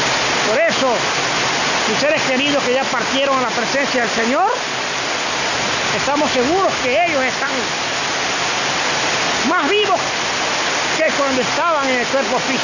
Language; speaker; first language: Spanish; native; Spanish